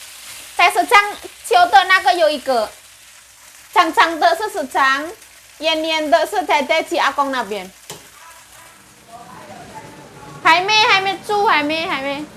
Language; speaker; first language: Chinese; non-native, learner; Indonesian